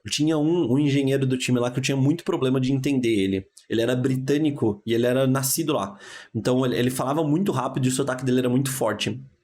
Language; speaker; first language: Portuguese; native; Portuguese